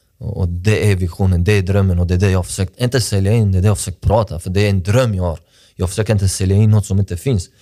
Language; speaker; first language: Swedish; early bilingual, other home language; Persian